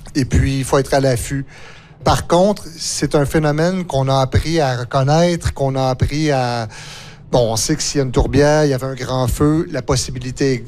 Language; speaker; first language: French; native; French